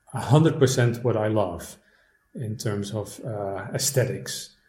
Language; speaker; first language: English; non-native, fluent; Dutch